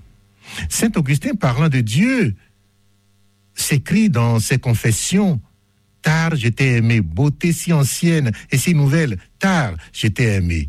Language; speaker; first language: French; native; French